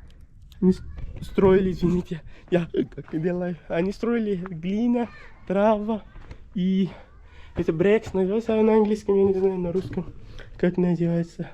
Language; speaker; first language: Russian; non-native, learner; Pashto